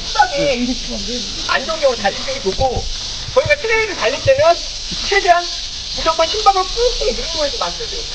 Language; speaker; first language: Korean; native; Korean